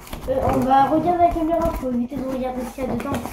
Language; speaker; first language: French; native; French